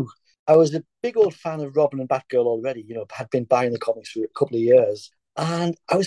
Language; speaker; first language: English; native; English